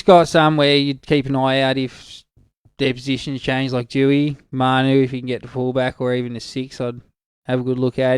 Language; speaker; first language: English; native; English